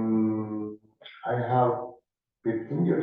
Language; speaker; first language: English; non-native, learner; Spanish